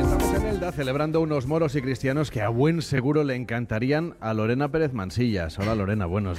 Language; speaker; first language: Spanish; native; Spanish